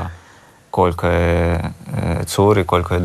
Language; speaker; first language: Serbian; non-native, learner; Russian